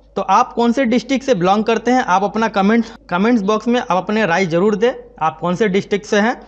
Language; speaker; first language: Hindi; non-native, local second language; Bangla